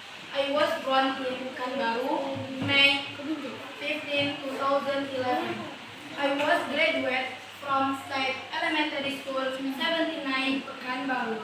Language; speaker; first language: English; non-native, learner; Indonesian